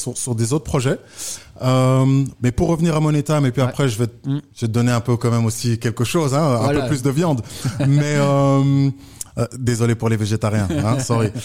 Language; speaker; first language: French; native; French